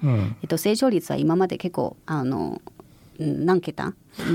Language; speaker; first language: Japanese; non-native, fluent; Chinese